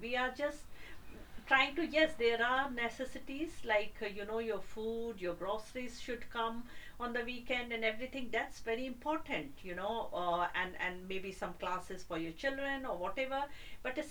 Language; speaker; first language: English; non-native, local second language; Hindi